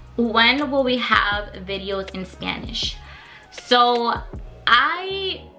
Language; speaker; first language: English; early bilingual, other home language; Spanish